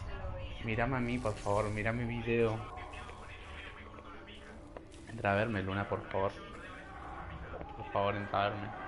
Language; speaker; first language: Spanish; native; Spanish